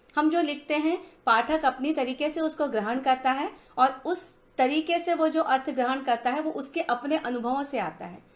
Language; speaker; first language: Hindi; native; Hindi